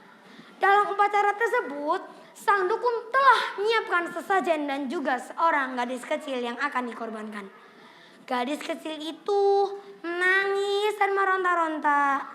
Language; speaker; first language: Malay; non-native, local second language; Javanese